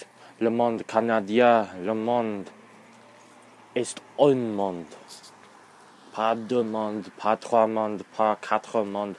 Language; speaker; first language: French; non-native, learner; English